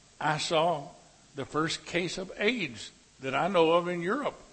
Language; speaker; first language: English; native; English